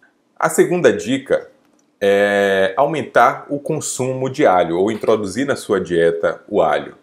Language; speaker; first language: Portuguese; native; Portuguese